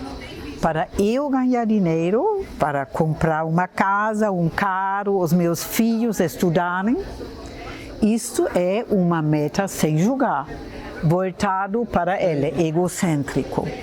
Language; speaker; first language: Portuguese; non-native, fluent; German